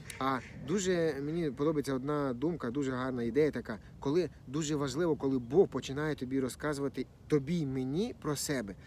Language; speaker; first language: Ukrainian; non-native, local second language; Russian